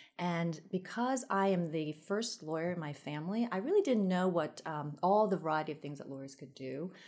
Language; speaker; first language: English; early bilingual, other home language; Min Nan Chinese